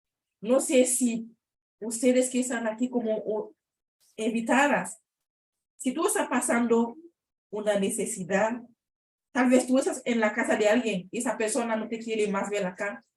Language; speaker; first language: Spanish; non-native, learner; Haitian Creole